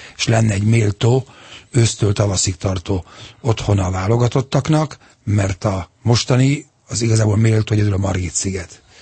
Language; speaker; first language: Hungarian; native; Hungarian